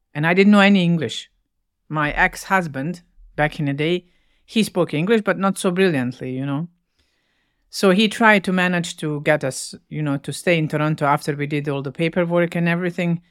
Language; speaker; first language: English; non-native, fluent; Bosnian